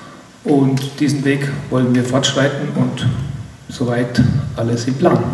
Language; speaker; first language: German; native; German